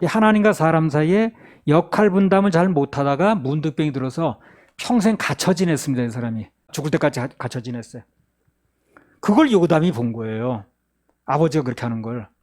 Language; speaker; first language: Korean; native; Korean